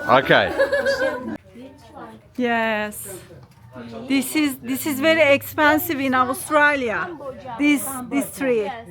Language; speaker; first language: English; non-native, learner; Turkish